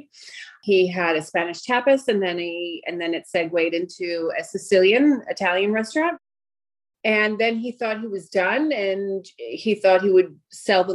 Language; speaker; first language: English; early bilingual, other home language; Greek